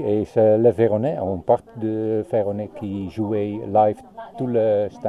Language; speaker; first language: French; non-native, learner; Dutch